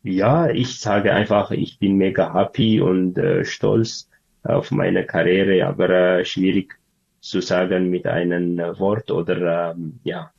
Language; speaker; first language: German; non-native, learner; Tigrinya